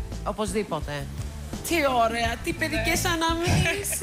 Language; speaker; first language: Greek; early bilingual, heritage; Greek